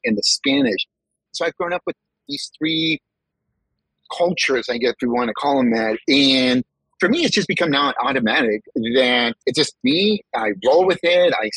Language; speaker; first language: English; early bilingual, other home language; Spanish